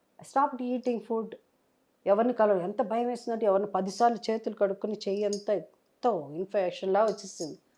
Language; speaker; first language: Telugu; native; Telugu